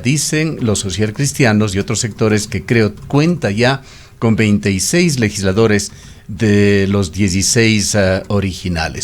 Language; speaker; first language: Spanish; native; Spanish